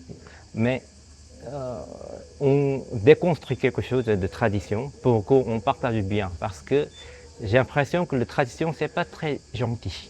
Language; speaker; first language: French; non-native, fluent; Korean